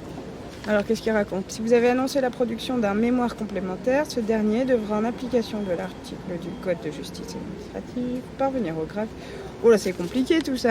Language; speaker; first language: French; native; French